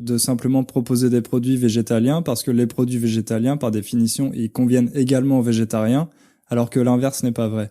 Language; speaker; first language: French; native; French